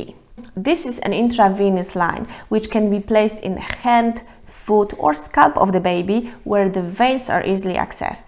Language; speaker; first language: English; non-native, fluent; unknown